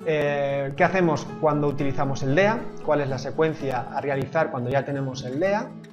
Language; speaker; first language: Spanish; native; Spanish